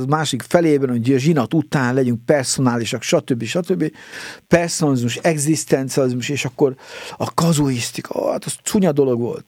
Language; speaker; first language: Hungarian; native; Hungarian